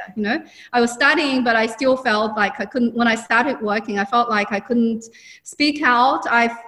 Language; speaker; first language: English; non-native, fluent; Chinese